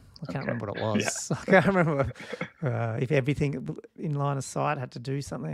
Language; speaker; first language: English; native; English